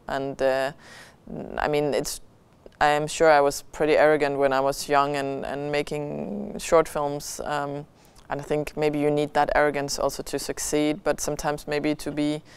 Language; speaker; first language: English; non-native, fluent; Danish